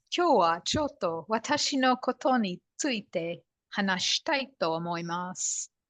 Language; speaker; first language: Japanese; non-native, learner; English